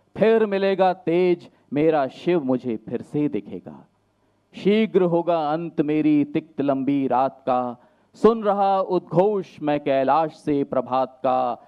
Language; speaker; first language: Hindi; native; Hindi